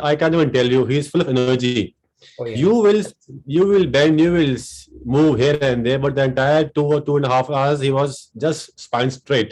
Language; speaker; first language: English; non-native, local second language; Hindi